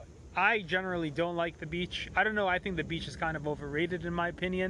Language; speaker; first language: English; native; English